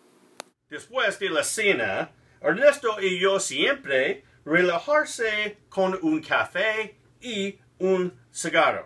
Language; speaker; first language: Spanish; non-native, learner; English